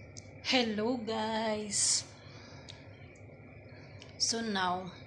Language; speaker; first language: English; non-native, learner; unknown